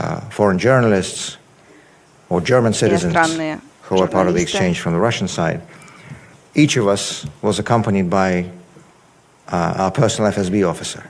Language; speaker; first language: English; non-native, fluent; Russian